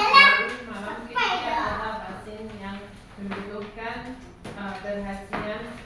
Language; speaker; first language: Indonesian; non-native, learner; Arabic